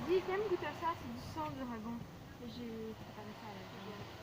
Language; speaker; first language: French; native; French